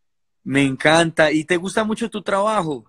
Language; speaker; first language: Spanish; native; Spanish